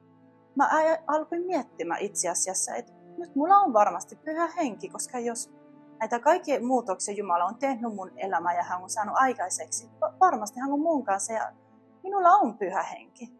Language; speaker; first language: Finnish; non-native, fluent; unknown